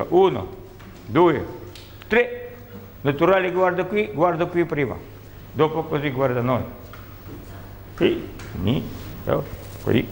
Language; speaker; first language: Italian; non-native, learner; Russian